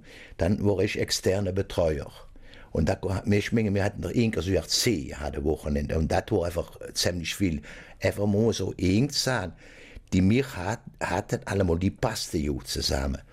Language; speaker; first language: German; native; German